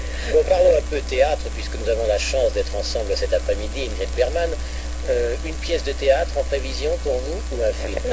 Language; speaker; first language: French; native; French